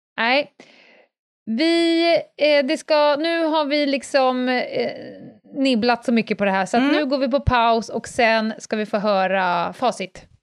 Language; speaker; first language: Swedish; native; Swedish